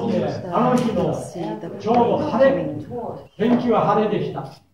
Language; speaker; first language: Japanese; native; Japanese